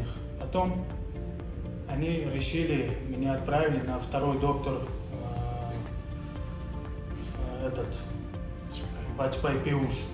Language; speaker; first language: Russian; non-native, learner; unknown